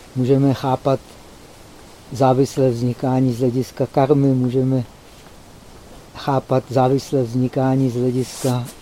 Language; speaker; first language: Czech; native; Czech